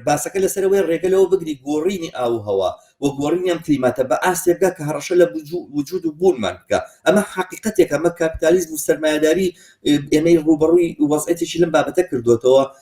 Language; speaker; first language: Central Kurdish; native; Central Kurdish